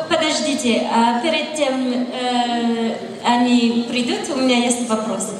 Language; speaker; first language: Russian; non-native, learner; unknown